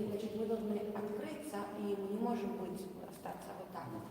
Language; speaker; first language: Russian; non-native, fluent; Italian